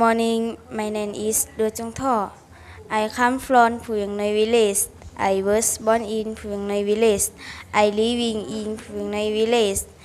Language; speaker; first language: English; non-native, learner; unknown